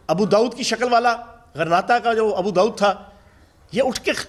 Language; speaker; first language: Urdu; native; Urdu